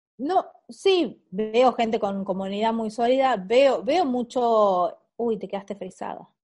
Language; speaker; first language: Spanish; native; Spanish